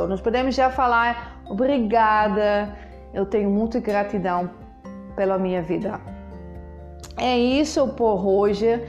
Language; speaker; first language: Portuguese; non-native, fluent; Dutch